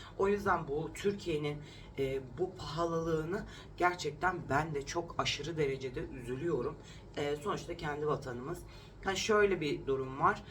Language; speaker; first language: Turkish; native; Turkish